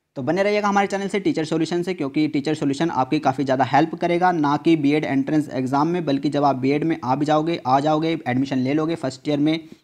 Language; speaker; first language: Hindi; native; Hindi